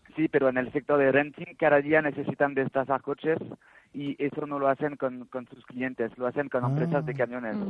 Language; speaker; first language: Spanish; non-native, fluent; French